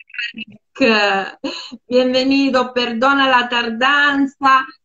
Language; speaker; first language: Spanish; non-native, fluent; Italian